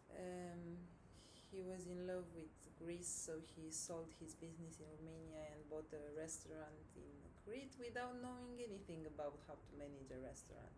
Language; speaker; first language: English; non-native, fluent; Romanian